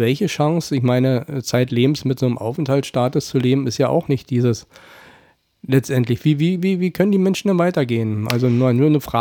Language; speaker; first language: German; native; German